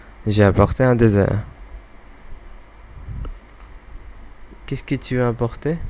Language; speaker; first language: French; non-native, learner; English